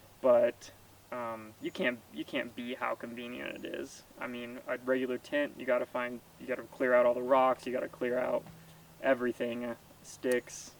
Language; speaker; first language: English; native; English